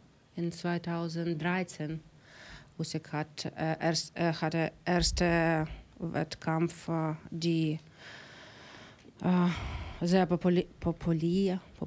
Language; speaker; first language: German; non-native, learner; Ukrainian